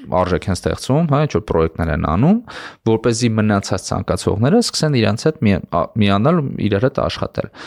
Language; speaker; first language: Armenian; native; Armenian